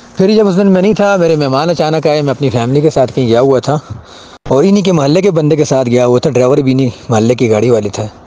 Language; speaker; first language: Urdu; non-native, local second language; Khowar